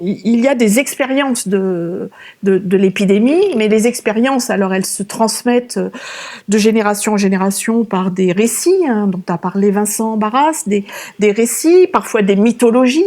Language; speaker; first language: French; native; French